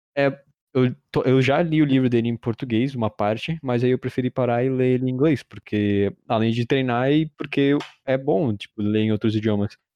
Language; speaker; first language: Portuguese; early bilingual, heritage; Portuguese